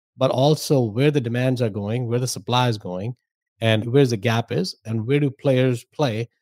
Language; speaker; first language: English; non-native, local second language; Hindi